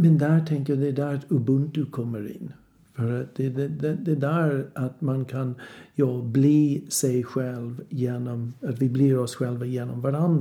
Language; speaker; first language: Swedish; non-native, fluent; English